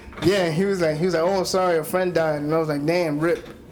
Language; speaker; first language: English; early bilingual, other home language; Spanish